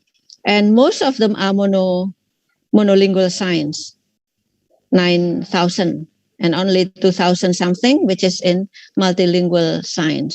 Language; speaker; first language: English; non-native, fluent; Indonesian